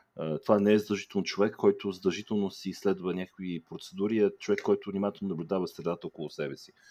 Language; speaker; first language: Bulgarian; native; Bulgarian